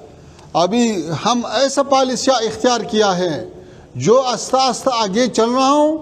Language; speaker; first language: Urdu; non-native, fluent; Pashto